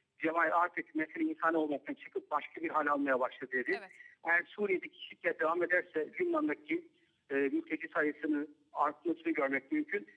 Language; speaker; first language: Turkish; native; Turkish